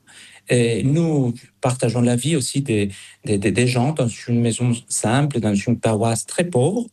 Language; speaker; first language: French; non-native, fluent; Spanish